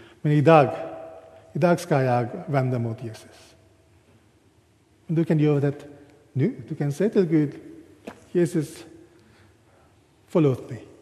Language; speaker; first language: Swedish; non-native, fluent; English